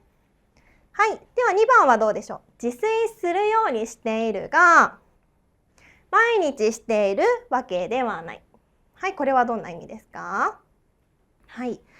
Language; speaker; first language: Japanese; non-native, fluent; Chinese